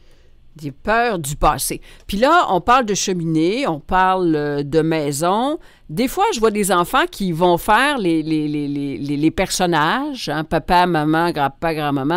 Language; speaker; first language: French; native; French